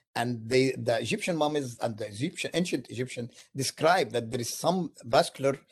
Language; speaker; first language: English; non-native, fluent; Arabic